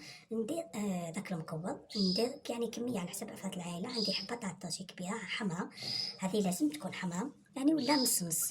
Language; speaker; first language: Arabic; native; Arabic